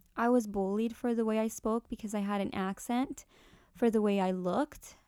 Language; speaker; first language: English; early bilingual, other home language; Spanish